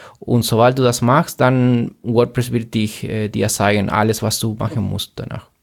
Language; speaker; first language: German; non-native, fluent; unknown